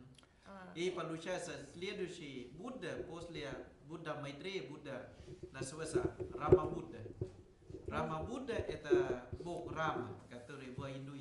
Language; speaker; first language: Russian; non-native, learner; Thai